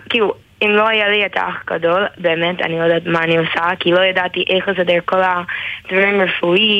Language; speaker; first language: Hebrew; non-native, learner; English